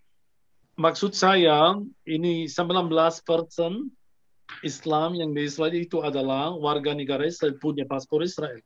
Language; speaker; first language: Indonesian; non-native, fluent; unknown